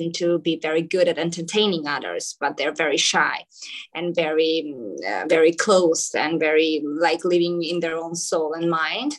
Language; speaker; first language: English; non-native, fluent; Macedonian